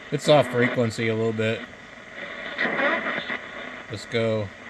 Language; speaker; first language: English; native; English